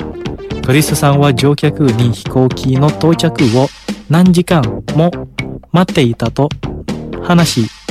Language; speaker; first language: Japanese; non-native, fluent; Indonesian